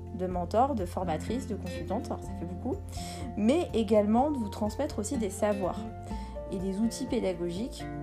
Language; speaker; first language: French; non-native, local second language; Kabyle